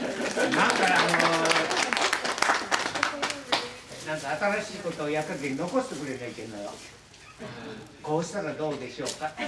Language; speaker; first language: Japanese; native; Japanese